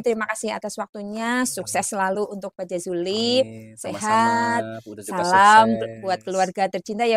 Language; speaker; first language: Indonesian; native; Indonesian